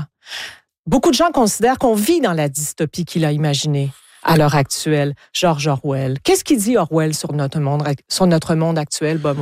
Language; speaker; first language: French; native; French